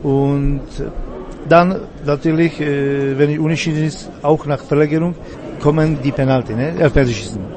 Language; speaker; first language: German; non-native, fluent; Czech